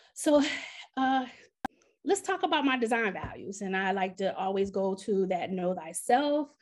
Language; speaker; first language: English; native; English